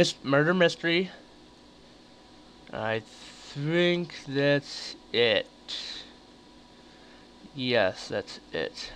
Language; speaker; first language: English; native; English